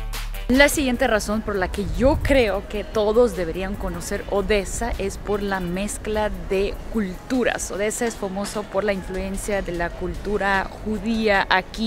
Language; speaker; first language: Spanish; early bilingual, heritage; Russian